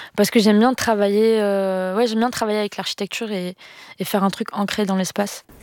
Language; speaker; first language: French; non-native, local second language; Arabic